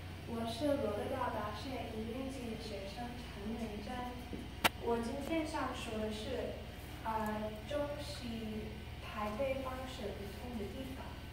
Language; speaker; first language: Chinese; non-native, learner; English